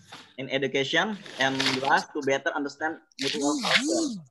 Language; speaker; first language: English; non-native, learner; Indonesian